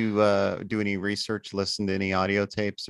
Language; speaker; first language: English; native; English